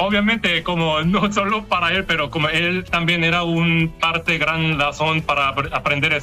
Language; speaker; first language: Spanish; non-native, learner; Korean